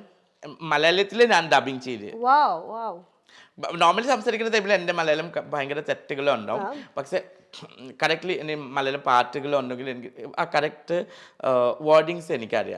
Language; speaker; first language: Malayalam; non-native, fluent; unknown